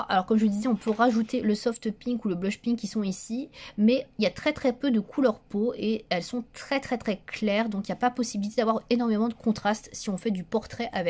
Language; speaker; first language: French; native; French